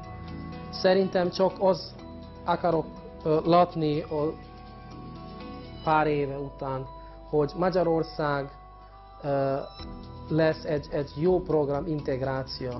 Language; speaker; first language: Hungarian; non-native, learner; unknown